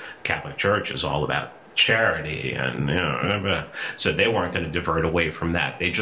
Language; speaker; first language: English; native; English